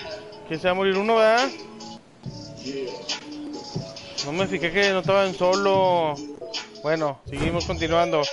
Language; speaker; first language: Spanish; native; Spanish